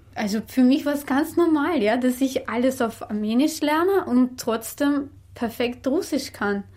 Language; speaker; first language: German; non-native, fluent; Armenian